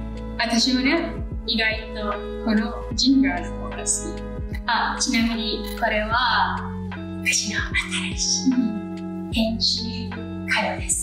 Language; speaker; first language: Japanese; non-native, learner; English